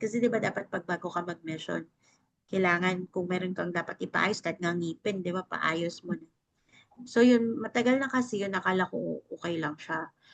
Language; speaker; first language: Filipino; native; Filipino